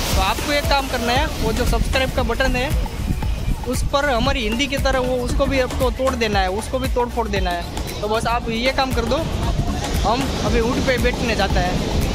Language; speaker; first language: Hindi; non-native, local second language; Gujarati